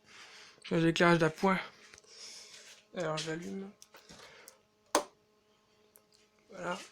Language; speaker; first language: French; native; French